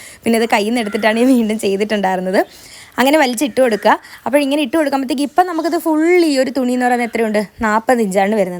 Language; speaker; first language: Malayalam; native; Malayalam